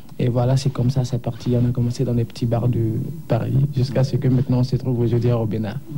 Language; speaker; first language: French; non-native, local second language; Bambara